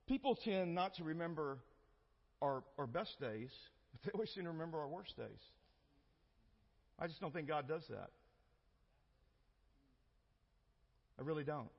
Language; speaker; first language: English; native; English